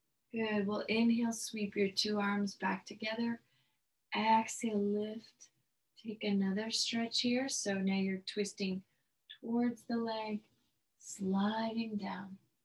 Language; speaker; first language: English; native; English